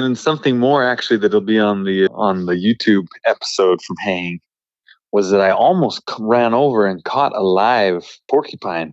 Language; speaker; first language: English; native; English